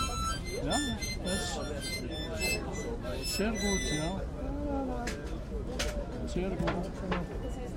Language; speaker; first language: German; non-native, learner; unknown